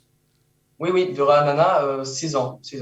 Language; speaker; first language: French; early bilingual, heritage; French